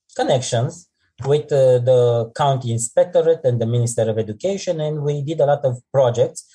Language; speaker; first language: English; non-native, fluent; Romanian